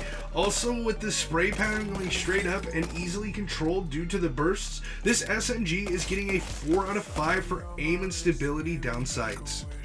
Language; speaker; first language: English; native; English